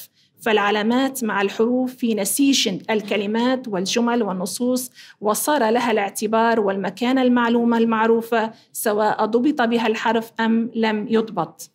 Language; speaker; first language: Arabic; native; Arabic